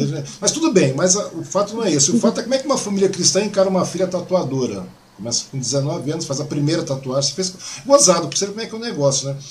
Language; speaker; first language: Portuguese; native; Portuguese